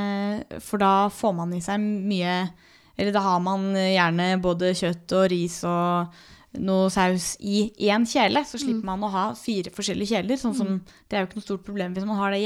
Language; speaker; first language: Norwegian; native; Norwegian